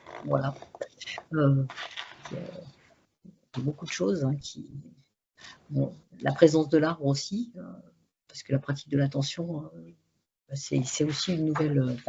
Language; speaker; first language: French; native; French